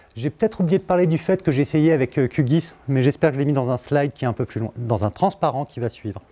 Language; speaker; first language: French; native; French